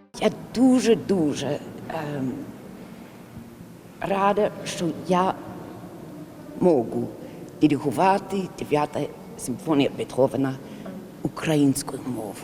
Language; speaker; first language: Ukrainian; non-native, learner; English